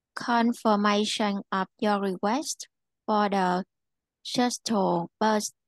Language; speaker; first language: English; non-native, learner; Vietnamese